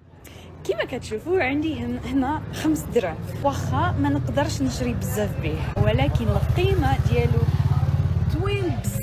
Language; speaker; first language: Arabic; non-native, fluent; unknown